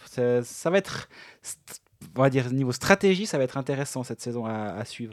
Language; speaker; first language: French; native; French